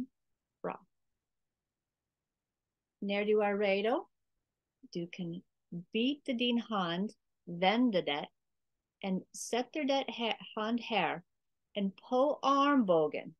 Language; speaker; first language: Swedish; non-native, learner; English